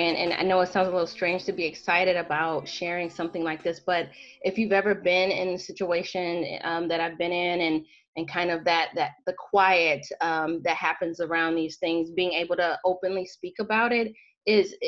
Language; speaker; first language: English; native; English